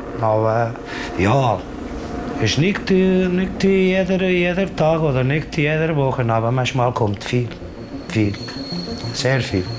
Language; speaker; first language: German; non-native, learner; Portuguese